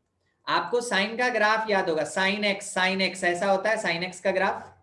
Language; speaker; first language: Hindi; native; Hindi